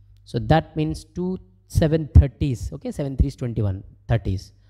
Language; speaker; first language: English; non-native, local second language; Telugu